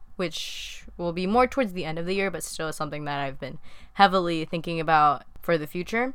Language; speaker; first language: English; early bilingual, other home language; Spanish